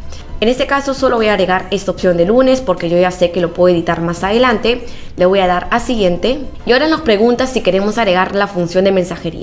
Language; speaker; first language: Spanish; native; Spanish